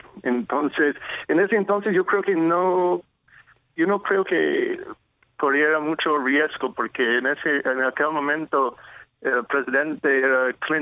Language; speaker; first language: Spanish; non-native, fluent; English